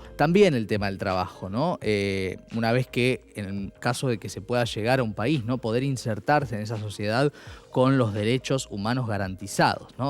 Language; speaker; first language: Spanish; native; Spanish